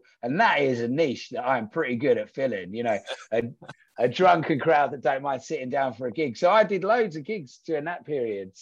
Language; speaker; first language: English; native; English